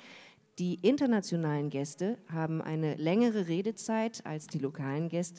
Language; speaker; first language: German; native; German